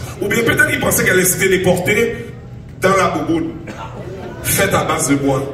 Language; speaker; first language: French; native; French